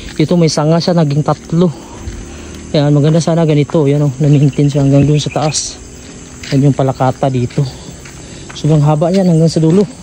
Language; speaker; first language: Filipino; non-native, local second language; Cebuano